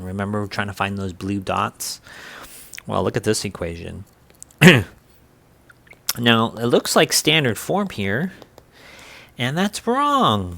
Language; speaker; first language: English; native; English